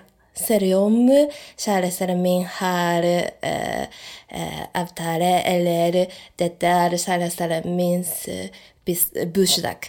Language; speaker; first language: Norwegian; non-native, learner; Japanese